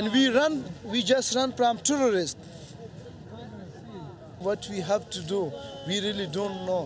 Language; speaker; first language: English; non-native, fluent; Persian